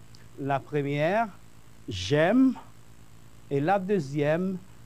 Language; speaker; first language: French; non-native, fluent; Spanish